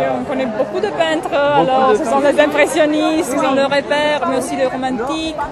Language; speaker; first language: French; non-native, fluent; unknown